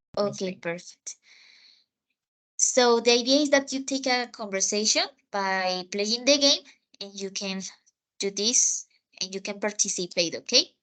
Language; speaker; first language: English; non-native, fluent; Spanish